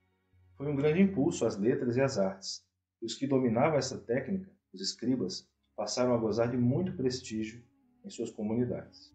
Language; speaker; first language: Portuguese; native; Portuguese